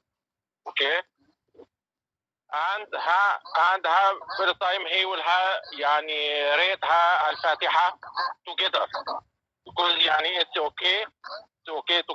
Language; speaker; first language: English; non-native, learner; Arabic